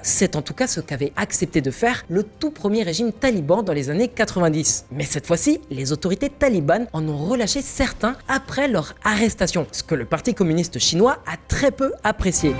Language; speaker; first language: French; native; French